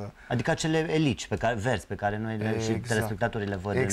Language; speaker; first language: Romanian; native; Romanian